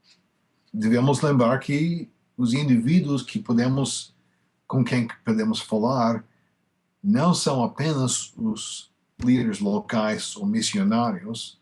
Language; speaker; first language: Portuguese; non-native, fluent; English